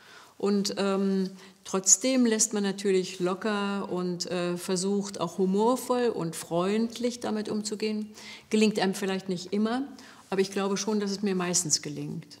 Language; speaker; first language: German; native; German